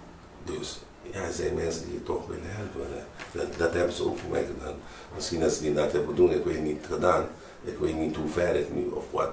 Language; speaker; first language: Dutch; non-native, fluent; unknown